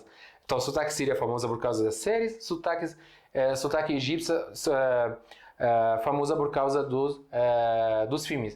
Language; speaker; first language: Portuguese; non-native, fluent; Arabic